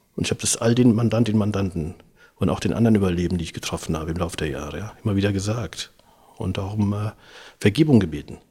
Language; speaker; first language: German; native; German